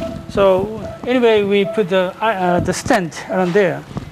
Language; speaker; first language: English; non-native, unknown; Japanese